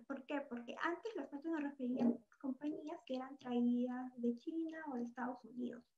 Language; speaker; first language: Spanish; native; Spanish